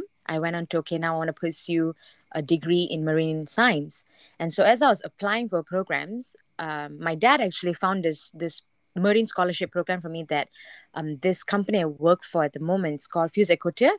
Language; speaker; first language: English; non-native, local second language; Tamil